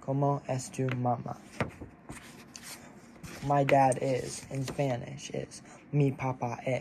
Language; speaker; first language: Spanish; non-native, learner; English